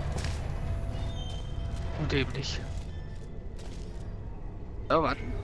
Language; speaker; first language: German; native; German